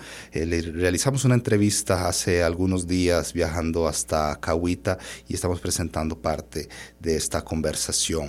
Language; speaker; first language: Spanish; native; Spanish